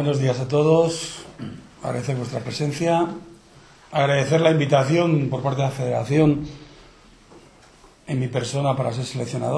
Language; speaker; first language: Spanish; native; Spanish